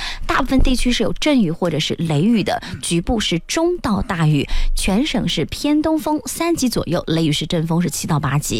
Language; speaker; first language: Chinese; native; Chinese